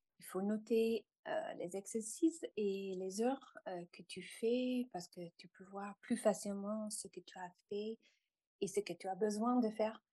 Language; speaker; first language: French; non-native, fluent; English